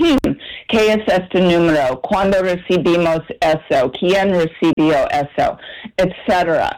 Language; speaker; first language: Spanish; non-native, learner; English